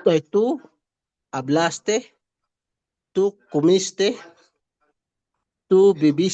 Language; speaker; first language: Spanish; non-native, learner; Filipino